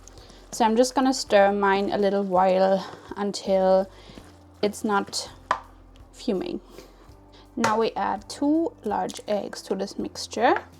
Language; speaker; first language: English; non-native, fluent; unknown